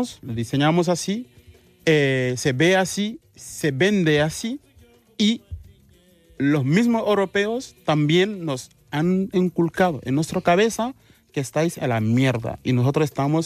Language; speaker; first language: Spanish; non-native, fluent; Mandingo